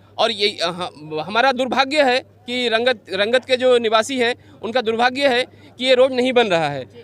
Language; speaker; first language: Hindi; non-native, local second language; Bangla